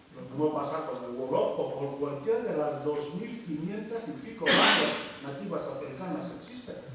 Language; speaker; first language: Spanish; non-native, local second language; Fang